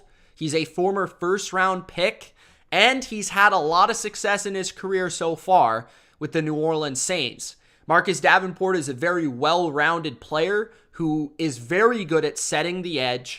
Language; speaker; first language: English; native; English